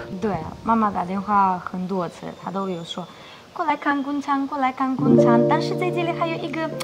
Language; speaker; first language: Chinese; non-native, learner; Ukrainian